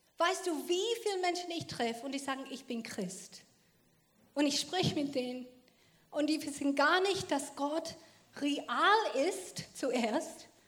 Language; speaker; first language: German; non-native, fluent; English